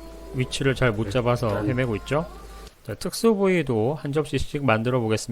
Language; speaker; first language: Korean; native; Korean